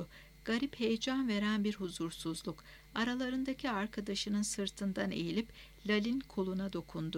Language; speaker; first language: Turkish; native; Turkish